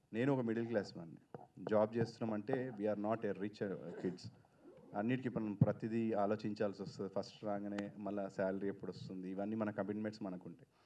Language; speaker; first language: Telugu; native; Telugu